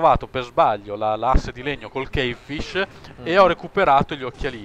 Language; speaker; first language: Italian; native; Italian